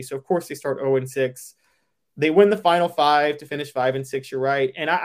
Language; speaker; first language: English; native; English